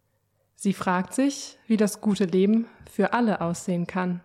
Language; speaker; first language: German; native; German